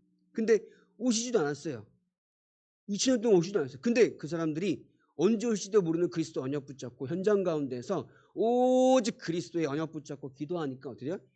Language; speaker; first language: Korean; native; Korean